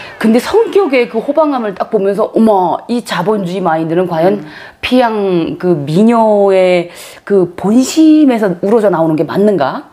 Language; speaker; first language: Korean; native; Korean